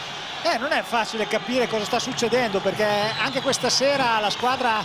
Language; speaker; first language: Italian; native; Italian